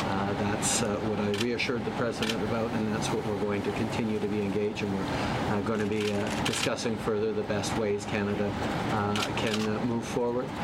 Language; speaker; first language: English; early bilingual, other home language; French